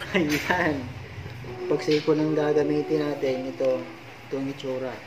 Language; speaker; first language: Filipino; non-native, local second language; Cebuano